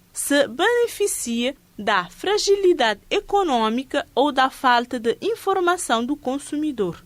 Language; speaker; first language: Portuguese; non-native, local second language; Kabuverdianu